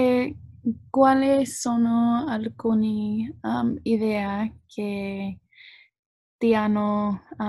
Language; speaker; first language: Italian; non-native, learner; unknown